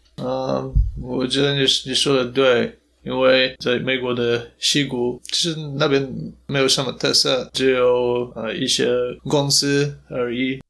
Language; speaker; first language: Chinese; non-native, fluent; Polish